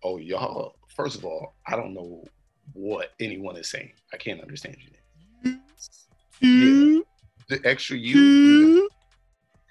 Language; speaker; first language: English; native; English